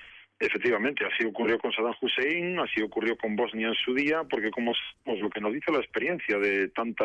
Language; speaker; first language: Spanish; native; Spanish